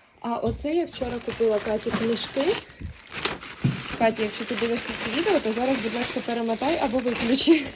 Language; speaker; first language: Ukrainian; native; Ukrainian